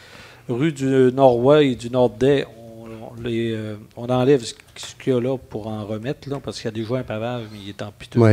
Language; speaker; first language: French; native; French